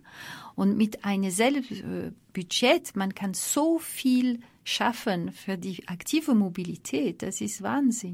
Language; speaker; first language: German; non-native, fluent; French